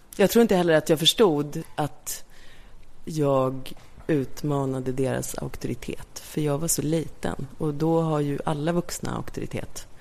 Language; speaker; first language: Swedish; native; Swedish